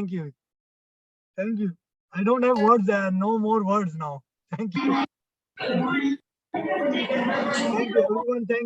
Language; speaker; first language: English; non-native, local second language; Hindi